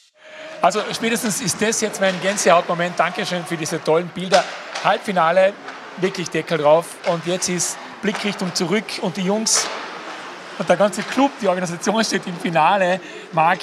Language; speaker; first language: German; native; German